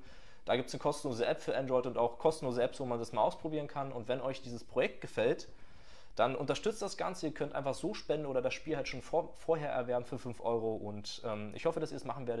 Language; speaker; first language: German; native; German